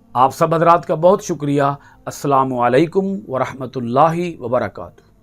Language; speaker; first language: Urdu; native; Urdu